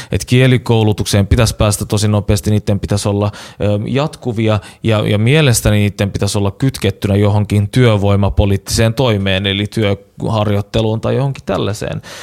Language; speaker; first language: Finnish; non-native, fluent; Turkish